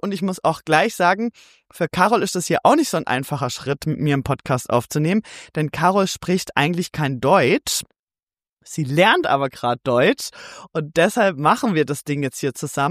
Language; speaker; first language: German; native; German